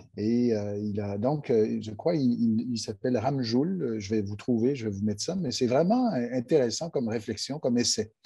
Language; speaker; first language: French; native; French